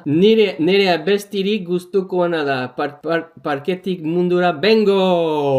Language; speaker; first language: Basque; non-native, learner; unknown